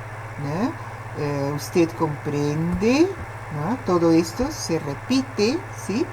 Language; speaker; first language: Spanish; non-native, fluent; Portuguese